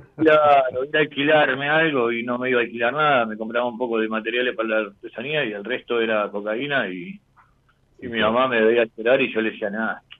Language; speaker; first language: Spanish; native; Spanish